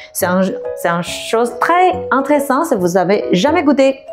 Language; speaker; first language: French; non-native, fluent; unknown